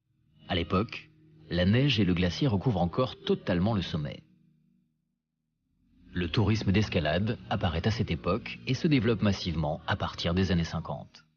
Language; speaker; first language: French; native; French